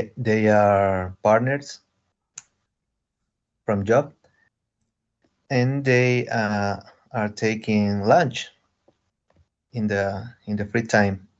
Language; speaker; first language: English; non-native, learner; Spanish